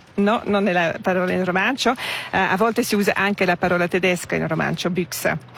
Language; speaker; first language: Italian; non-native, local second language; Romansh